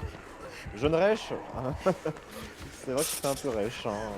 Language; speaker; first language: French; native; French